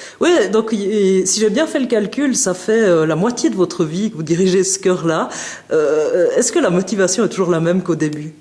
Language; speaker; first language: French; native; French